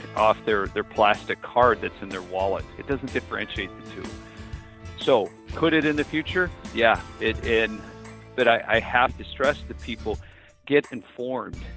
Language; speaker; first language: English; native; English